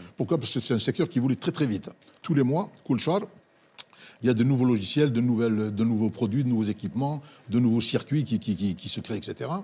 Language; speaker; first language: French; non-native, local second language; Arabic